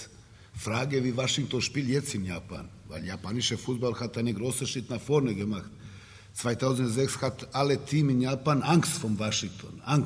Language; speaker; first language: German; non-native, learner; Serbian